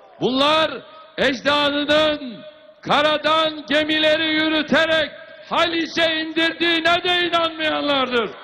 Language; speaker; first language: Turkish; native; Turkish